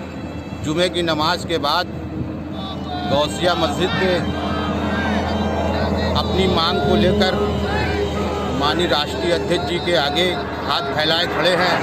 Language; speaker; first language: Hindi; native; Hindi